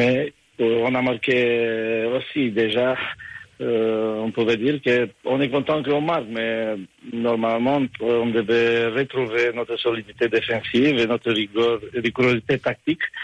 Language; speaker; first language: French; non-native, fluent; Romanian